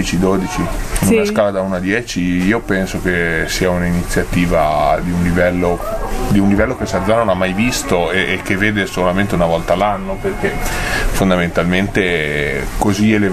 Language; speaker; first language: Italian; native; Italian